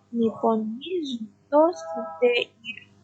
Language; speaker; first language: Japanese; non-native, learner; Indonesian